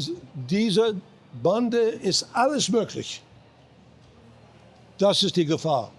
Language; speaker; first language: German; non-native, fluent; English